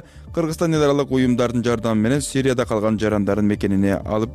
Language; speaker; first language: Kyrgyz; native; Kyrgyz